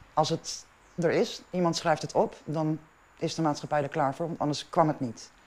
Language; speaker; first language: Dutch; non-native, local second language; Papiamento